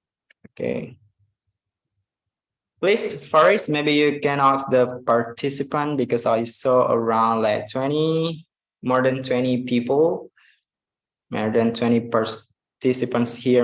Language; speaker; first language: English; non-native, fluent; Indonesian